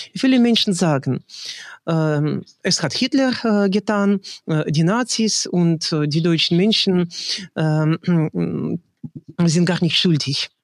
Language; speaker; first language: German; non-native, fluent; Russian